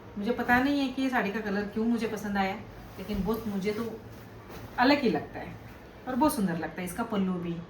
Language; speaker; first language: Hindi; non-native, local second language; Kannada